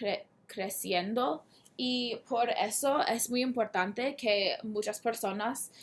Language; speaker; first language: Spanish; non-native, learner; English